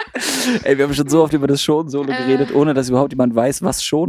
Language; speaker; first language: German; native; German